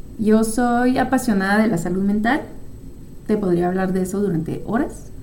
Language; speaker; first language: Spanish; non-native, fluent; French